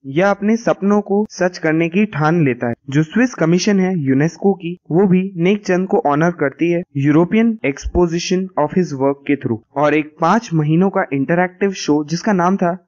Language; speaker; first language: Hindi; non-native, local second language; Gujarati